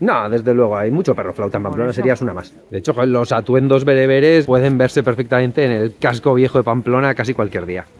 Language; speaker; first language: Spanish; native; Spanish